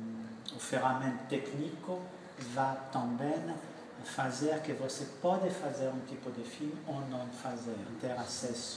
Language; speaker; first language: Portuguese; non-native, fluent; French